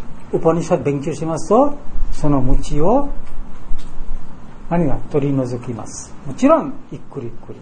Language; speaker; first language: Japanese; non-native, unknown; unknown